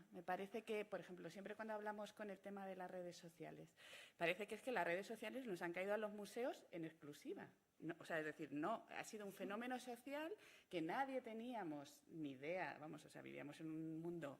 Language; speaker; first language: Spanish; native; Spanish